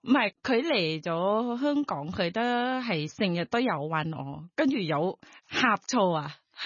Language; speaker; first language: Cantonese; non-native, learner; Thai